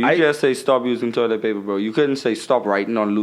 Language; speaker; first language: English; native; English